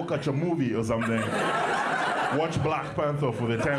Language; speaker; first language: English; non-native, local second language; Ganda